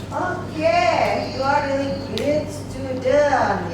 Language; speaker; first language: English; non-native, local second language; Indonesian